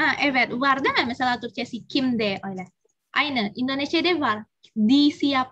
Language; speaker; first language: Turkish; non-native, learner; Indonesian